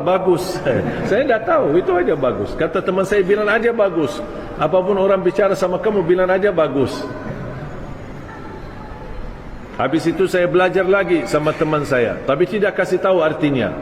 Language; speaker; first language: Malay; non-native, fluent; Arabic